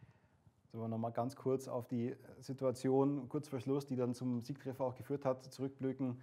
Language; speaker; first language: German; native; German